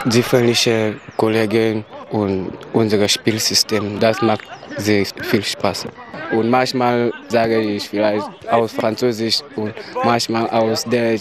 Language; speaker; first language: German; non-native, learner; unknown